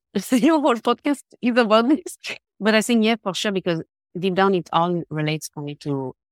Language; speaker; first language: English; non-native, fluent; French